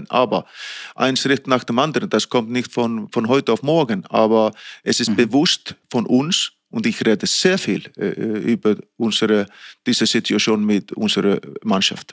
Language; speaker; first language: German; non-native, fluent; Icelandic